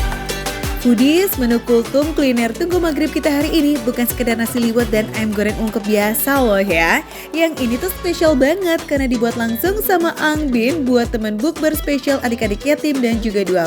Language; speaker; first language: Indonesian; native; Indonesian